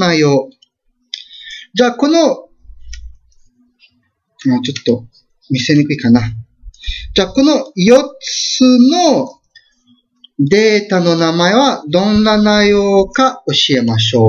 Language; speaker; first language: Japanese; non-native, fluent; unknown